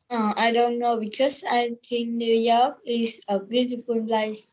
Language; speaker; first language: English; non-native, learner; Vietnamese